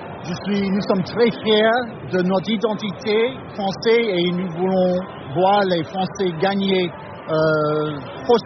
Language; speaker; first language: French; early bilingual, heritage; English